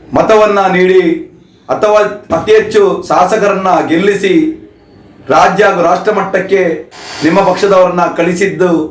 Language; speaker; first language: Kannada; non-native, local second language; Tulu